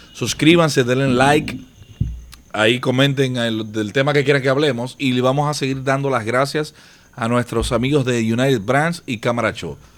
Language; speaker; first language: Spanish; native; Spanish